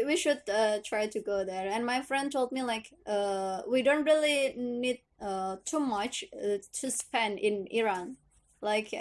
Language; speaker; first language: English; non-native, learner; Indonesian